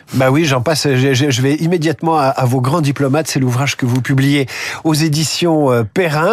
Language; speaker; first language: French; native; French